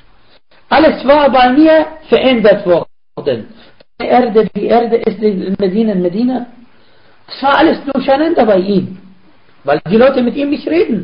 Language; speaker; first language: German; non-native, fluent; Arabic